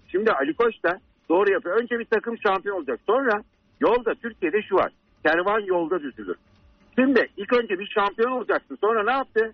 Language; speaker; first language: Turkish; native; Turkish